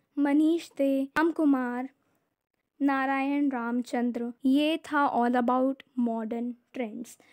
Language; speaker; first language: Hindi; native; Hindi